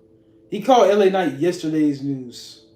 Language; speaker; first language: English; native; English